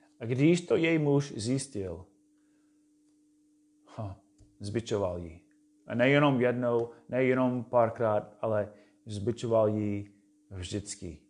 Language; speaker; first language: Czech; non-native, fluent; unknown